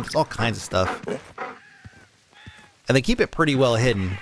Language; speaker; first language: English; native; English